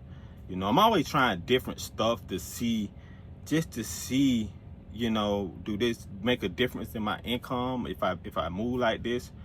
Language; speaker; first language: English; native; English